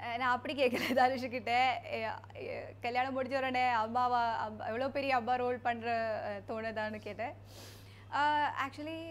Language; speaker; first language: Tamil; non-native, local second language; Malayalam